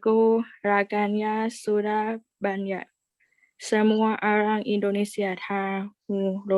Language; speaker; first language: Indonesian; non-native, learner; Thai